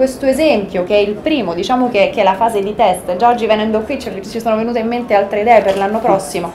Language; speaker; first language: Italian; native; Italian